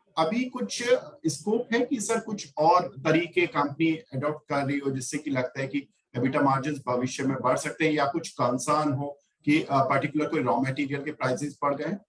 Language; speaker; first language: Hindi; native; Hindi